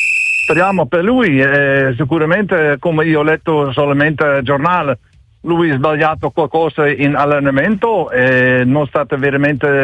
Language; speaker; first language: Italian; non-native, learner; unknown